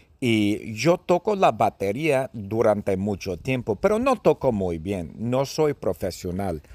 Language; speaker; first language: Spanish; non-native, fluent; English